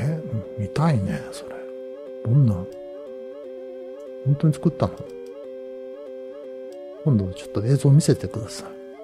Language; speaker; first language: Japanese; native; Japanese